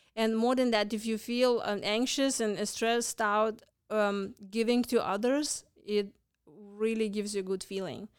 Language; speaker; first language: English; non-native, fluent; Lithuanian